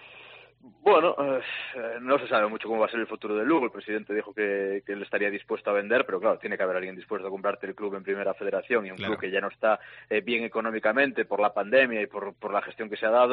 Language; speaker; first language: Spanish; native; Spanish